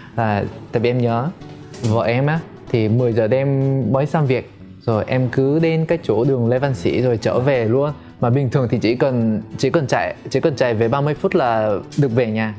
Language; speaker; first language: Vietnamese; non-native, fluent; Korean